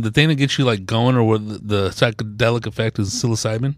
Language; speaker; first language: English; early bilingual, other home language; Spanish